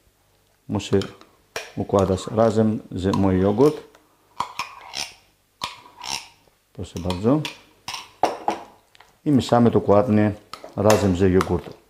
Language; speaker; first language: Polish; non-native, learner; Greek